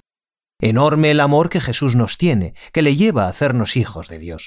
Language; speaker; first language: Spanish; native; Spanish